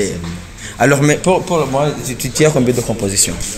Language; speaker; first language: French; non-native, local second language; Rundi